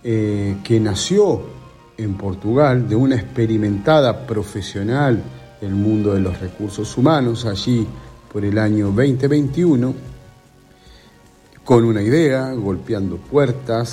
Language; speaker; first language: Spanish; native; Spanish